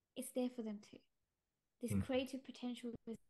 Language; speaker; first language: English; native; English